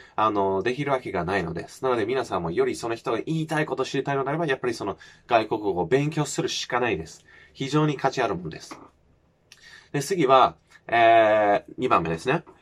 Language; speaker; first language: Japanese; non-native, fluent; English